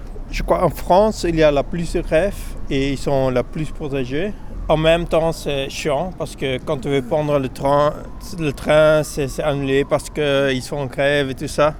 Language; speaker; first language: French; non-native, local second language; Dutch